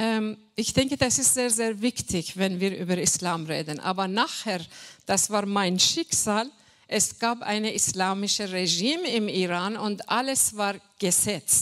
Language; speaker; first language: German; non-native, learner; Persian